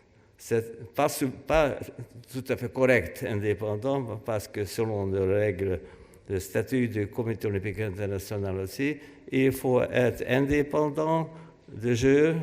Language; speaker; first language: French; non-native, fluent; Hungarian